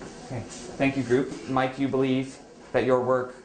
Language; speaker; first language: English; native; English